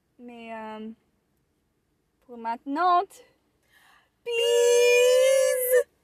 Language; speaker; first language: French; non-native, learner; English